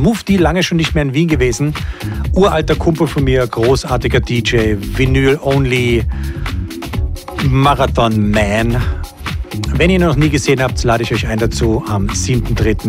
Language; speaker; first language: German; native; German